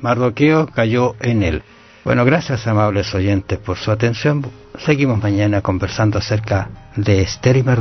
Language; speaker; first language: Spanish; native; Spanish